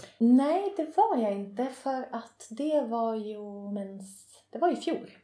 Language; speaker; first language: Swedish; native; Swedish